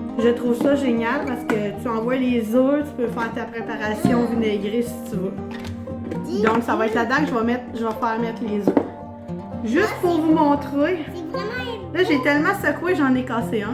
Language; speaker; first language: French; native; French